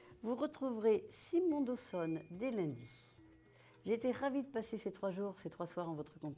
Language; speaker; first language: French; native; French